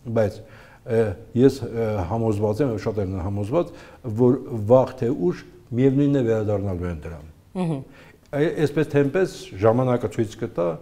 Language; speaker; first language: Armenian; native; Armenian